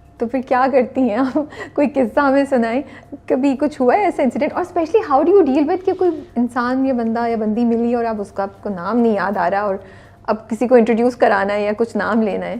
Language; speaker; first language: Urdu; native; Urdu